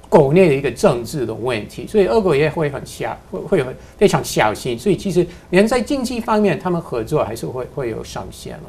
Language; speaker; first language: Chinese; native; Chinese